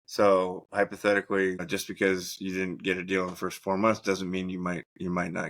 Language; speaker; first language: English; native; English